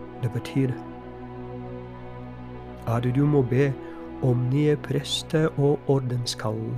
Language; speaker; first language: Norwegian; non-native, fluent; Polish